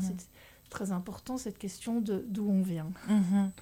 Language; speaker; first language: French; native; French